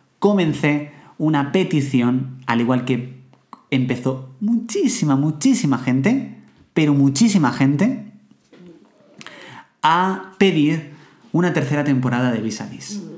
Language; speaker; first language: Spanish; native; Spanish